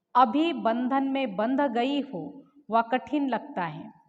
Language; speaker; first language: Hindi; non-native, local second language; Marathi